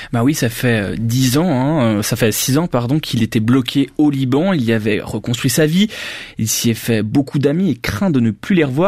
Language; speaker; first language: French; native; French